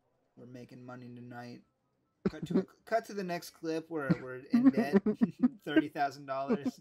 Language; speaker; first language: English; native; English